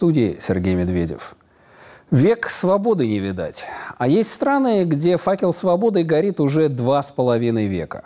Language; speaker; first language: Russian; native; Russian